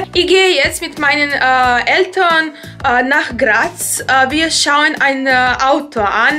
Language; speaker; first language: German; non-native, fluent; Bosnian